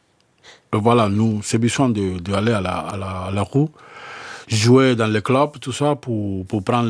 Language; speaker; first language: French; non-native, fluent; Spanish